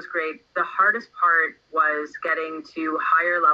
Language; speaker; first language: English; native; English